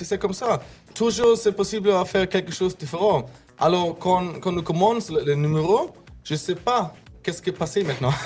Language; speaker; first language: French; non-native, learner; German